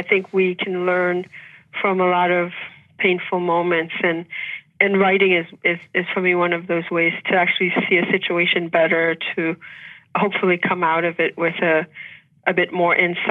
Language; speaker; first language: English; early bilingual, other home language; Haitian Creole